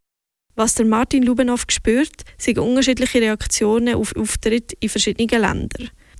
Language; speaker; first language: German; native; German